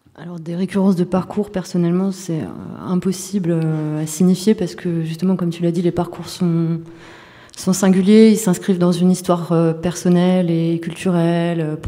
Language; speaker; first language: French; native; French